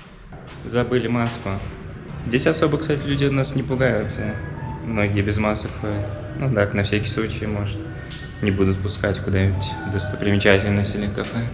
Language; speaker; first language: Russian; native; Russian